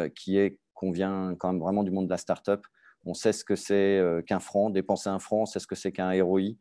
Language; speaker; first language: French; native; French